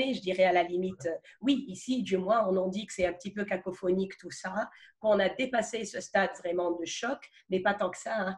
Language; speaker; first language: French; non-native, local second language; Arabic